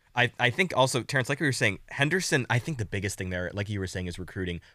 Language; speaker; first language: English; native; English